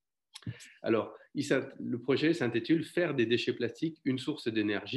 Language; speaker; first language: French; native; French